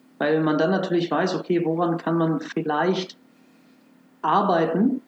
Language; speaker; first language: German; native; German